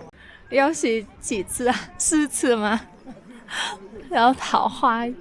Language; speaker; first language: Chinese; non-native, learner; Vietnamese